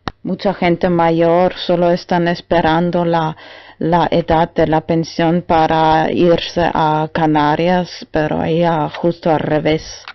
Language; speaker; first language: Spanish; non-native, learner; German